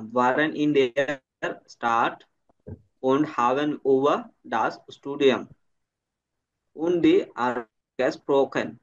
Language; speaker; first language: German; non-native, learner; Bangla